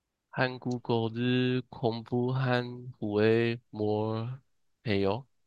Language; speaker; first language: Korean; non-native, learner; Chinese